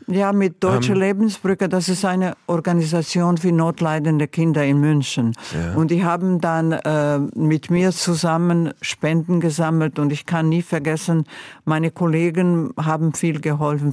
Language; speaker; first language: German; non-native, fluent; Croatian